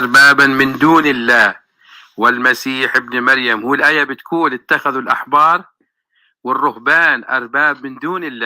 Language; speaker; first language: Arabic; native; Arabic